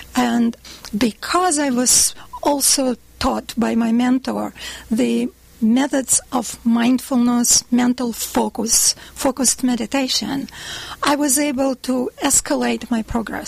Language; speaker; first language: English; non-native, fluent; Russian